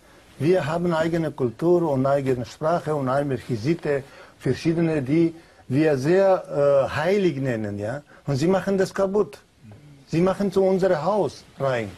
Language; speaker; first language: German; non-native, learner; Pashto